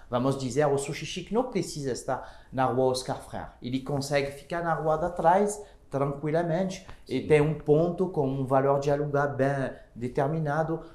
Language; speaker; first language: Portuguese; non-native, fluent; French